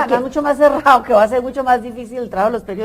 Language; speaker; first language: Spanish; native; Spanish